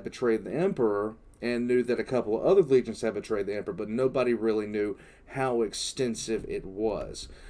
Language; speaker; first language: English; native; English